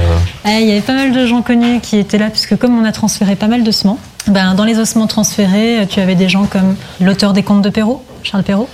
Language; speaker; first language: French; native; French